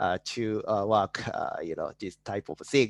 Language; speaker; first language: English; non-native, fluent; Japanese